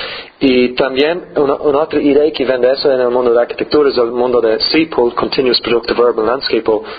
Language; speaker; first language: Spanish; non-native, learner; English